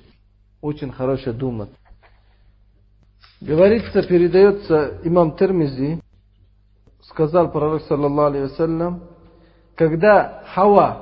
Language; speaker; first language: Russian; non-native, fluent; Uzbek